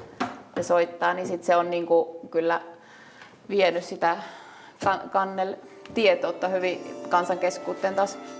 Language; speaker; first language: Finnish; native; Finnish